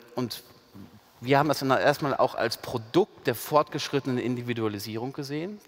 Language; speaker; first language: German; native; German